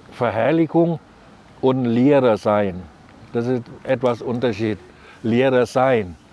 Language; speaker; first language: German; non-native, learner; Thai